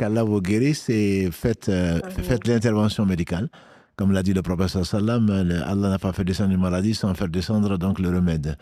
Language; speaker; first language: French; native; French